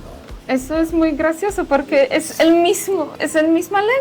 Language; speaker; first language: Spanish; non-native, learner; Polish